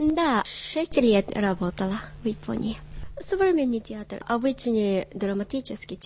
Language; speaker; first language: Russian; non-native, learner; Japanese